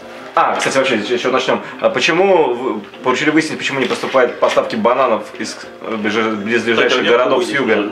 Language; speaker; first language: Russian; native; Russian